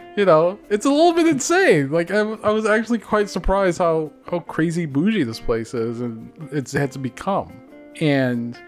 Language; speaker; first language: English; native; English